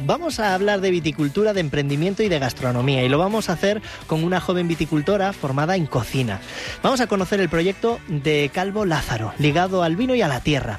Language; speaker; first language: Spanish; native; Spanish